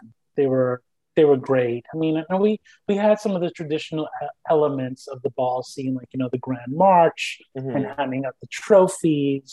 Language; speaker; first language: English; early bilingual, other home language; Spanish